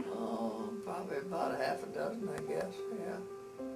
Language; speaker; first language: English; native; English